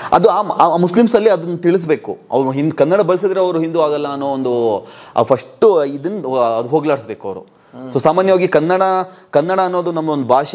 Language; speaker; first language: Kannada; non-native, local second language; Urdu